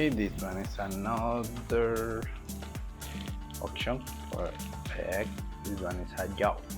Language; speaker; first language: English; non-native, learner; Spanish